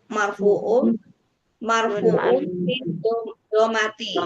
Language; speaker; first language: Arabic; non-native, learner; Indonesian